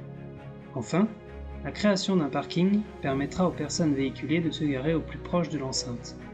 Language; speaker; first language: French; native; French